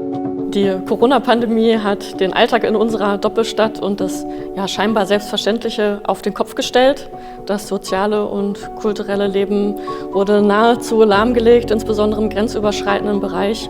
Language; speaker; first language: German; native; German